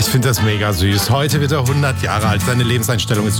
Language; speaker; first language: German; native; German